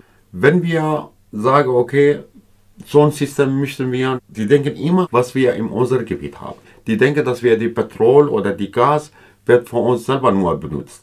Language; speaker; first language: German; non-native, fluent; Kurdish